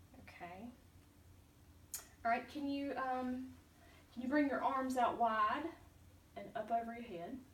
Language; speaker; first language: English; native; English